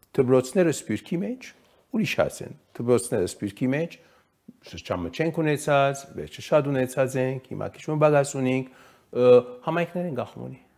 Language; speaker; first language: Armenian; early bilingual, heritage; Armenian